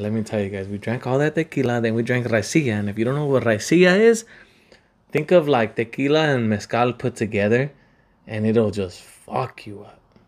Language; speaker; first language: English; early bilingual, other home language; Spanish